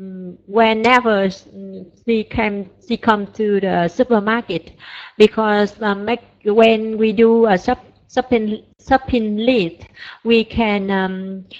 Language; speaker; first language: English; non-native, learner; Vietnamese